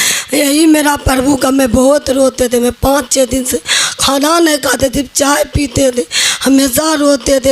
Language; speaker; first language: Hindi; non-native, local second language; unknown